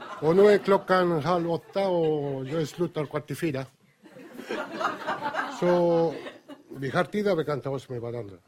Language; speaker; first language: Swedish; non-native, fluent; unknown